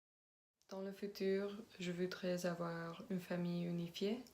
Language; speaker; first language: French; non-native, learner; Spanish